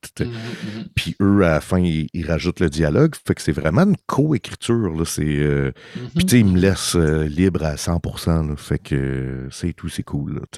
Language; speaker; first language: French; early bilingual, heritage; French